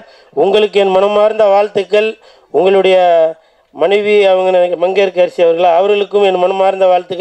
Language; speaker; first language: Tamil; native; Tamil